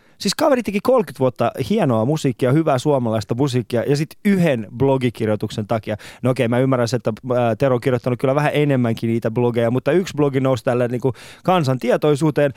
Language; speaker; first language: Finnish; non-native, fluent; Persian